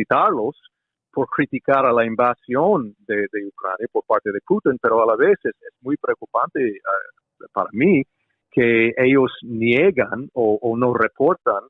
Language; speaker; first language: Spanish; non-native, fluent; English